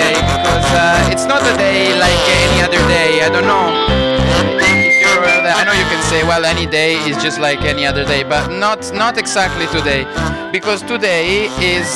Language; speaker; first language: English; non-native, fluent; Italian